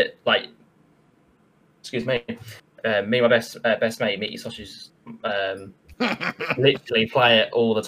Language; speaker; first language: English; native; English